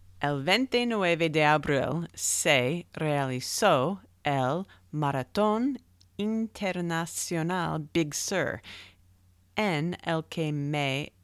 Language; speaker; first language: Spanish; non-native, learner; English